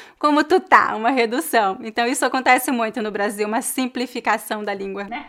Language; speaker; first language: Portuguese; native; Portuguese